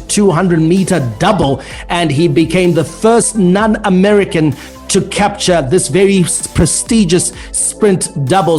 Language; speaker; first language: English; native; English